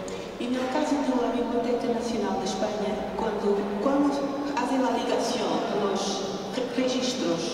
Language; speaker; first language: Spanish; non-native, learner; Portuguese